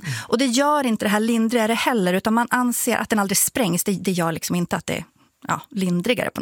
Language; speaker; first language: Swedish; native; Swedish